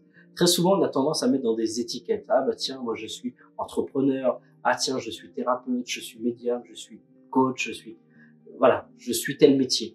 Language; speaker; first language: French; native; French